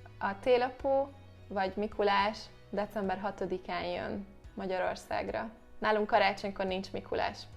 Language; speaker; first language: Hungarian; native; Hungarian